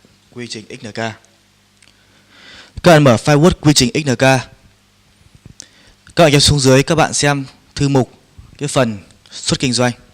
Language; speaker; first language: Vietnamese; native; Vietnamese